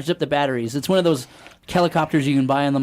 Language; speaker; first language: English; native; English